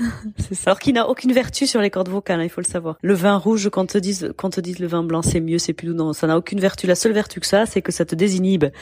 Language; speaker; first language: French; native; French